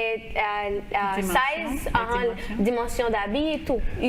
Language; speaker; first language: French; non-native, local second language; Haitian Creole